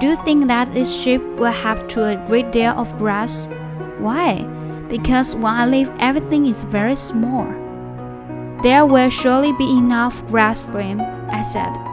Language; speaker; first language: English; non-native, fluent; Chinese